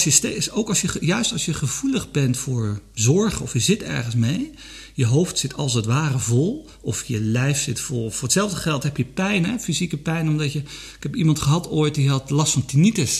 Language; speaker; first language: Dutch; native; Dutch